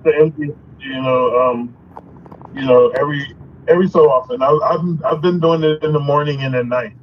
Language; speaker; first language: English; native; English